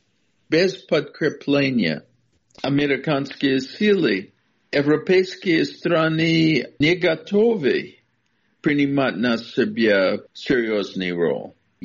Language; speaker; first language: Russian; non-native, fluent; English